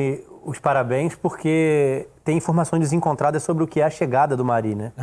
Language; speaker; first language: Portuguese; native; Portuguese